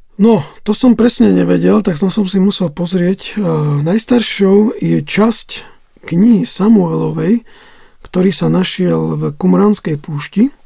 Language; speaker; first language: Slovak; native; Slovak